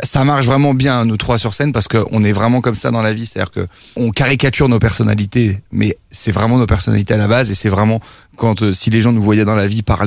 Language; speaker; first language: French; native; French